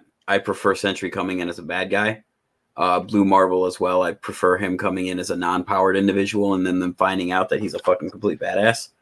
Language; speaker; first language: English; native; English